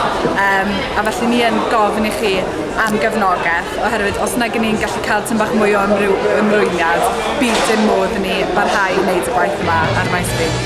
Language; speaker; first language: Welsh; native; Welsh